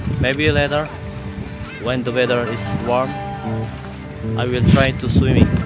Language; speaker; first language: English; non-native, learner; Indonesian